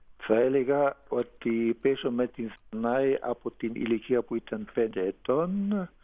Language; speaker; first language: Greek; non-native, fluent; German